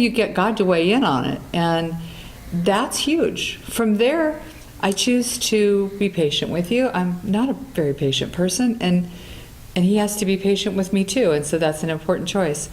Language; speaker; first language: English; native; English